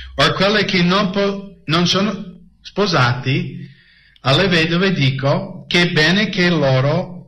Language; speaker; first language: Italian; non-native, fluent; English